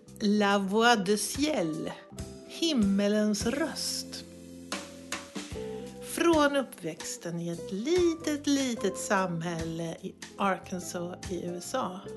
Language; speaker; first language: Swedish; native; Swedish